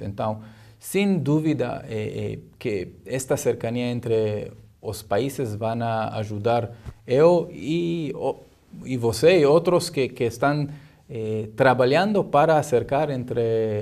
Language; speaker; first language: Portuguese; non-native, learner; Hebrew